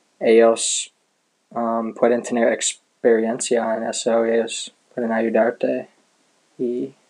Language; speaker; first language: Spanish; non-native, learner; English